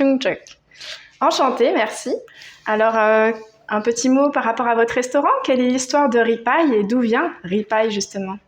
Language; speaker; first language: French; native; French